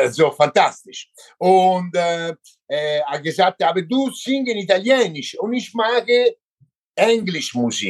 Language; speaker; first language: German; non-native, learner; Italian